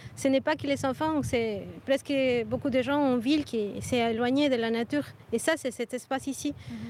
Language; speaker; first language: French; non-native, fluent; Spanish